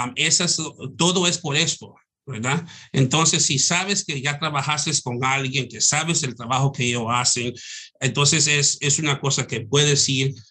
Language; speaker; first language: Spanish; early bilingual, heritage; Spanish